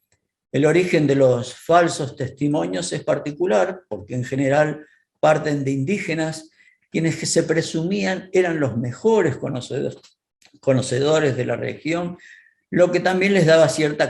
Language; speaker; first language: Spanish; native; Spanish